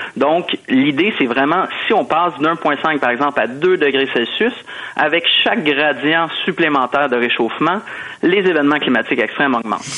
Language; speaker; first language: French; native; French